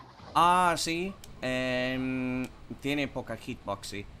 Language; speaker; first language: Spanish; non-native, fluent; English